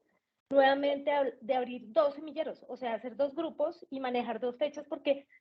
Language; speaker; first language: Spanish; native; Spanish